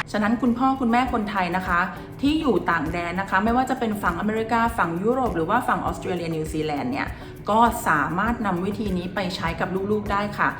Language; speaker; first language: Thai; native; Thai